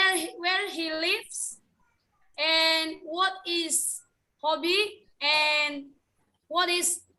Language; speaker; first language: English; non-native, learner; Indonesian